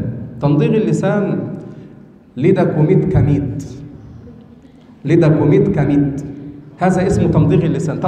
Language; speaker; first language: Arabic; native; Arabic